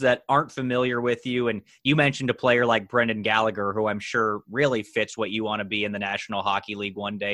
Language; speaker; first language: English; native; English